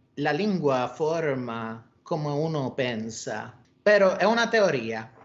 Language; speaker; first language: Italian; non-native, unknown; Spanish